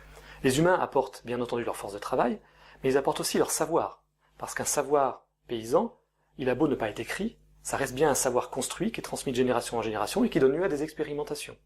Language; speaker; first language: French; native; French